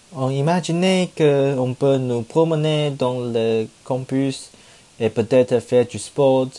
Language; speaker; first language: French; non-native, learner; Chinese